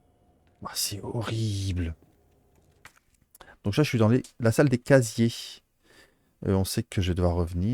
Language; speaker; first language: French; native; French